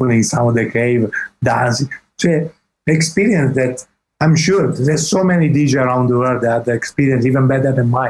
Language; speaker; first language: English; non-native, fluent; Italian